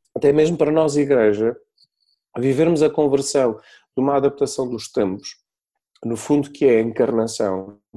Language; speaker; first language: Portuguese; native; Portuguese